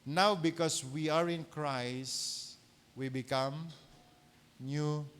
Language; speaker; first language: English; non-native, local second language; Filipino